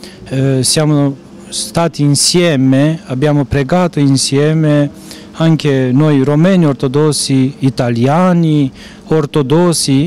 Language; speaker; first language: Italian; non-native, fluent; Romanian